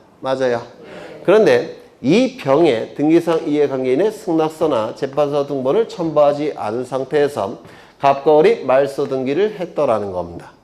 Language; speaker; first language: Korean; native; Korean